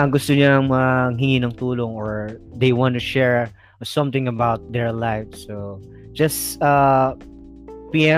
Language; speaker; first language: English; non-native, local second language; Filipino